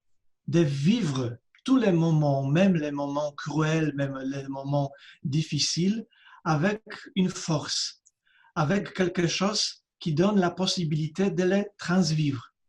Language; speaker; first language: French; non-native, fluent; Polish